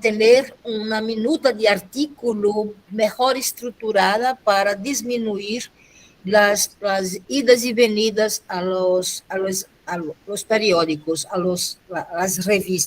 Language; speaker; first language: Spanish; non-native, fluent; Portuguese